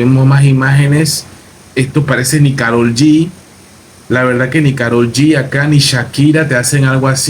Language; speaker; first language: Spanish; native; Spanish